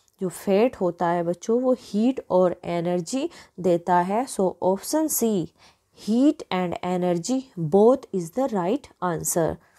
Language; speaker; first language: Hindi; native; Hindi